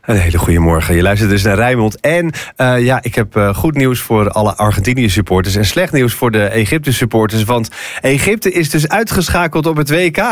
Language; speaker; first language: Dutch; native; Dutch